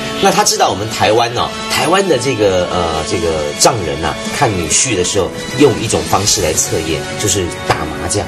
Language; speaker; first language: Chinese; native; Chinese